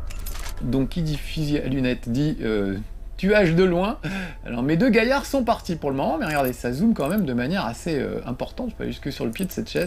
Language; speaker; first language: French; native; French